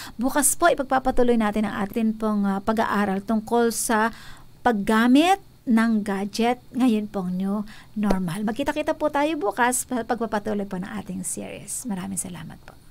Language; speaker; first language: Filipino; native; Filipino